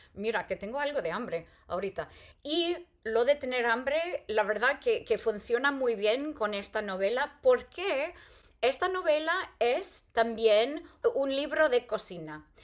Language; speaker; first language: Spanish; non-native, fluent; English